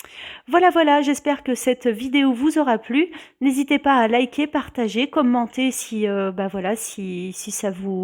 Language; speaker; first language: French; native; French